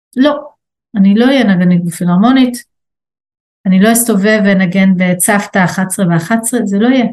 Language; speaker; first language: Hebrew; native; Hebrew